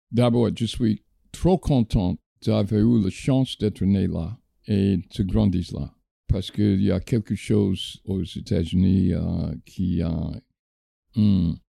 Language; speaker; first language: French; non-native, fluent; English